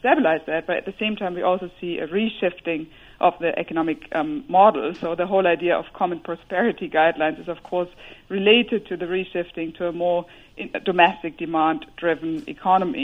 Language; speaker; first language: English; non-native, fluent; German